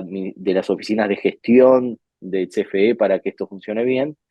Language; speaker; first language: Spanish; native; Spanish